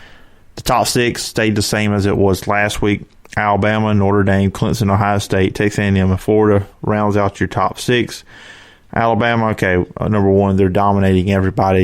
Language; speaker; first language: English; native; English